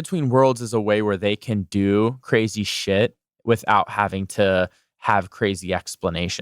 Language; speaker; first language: English; native; English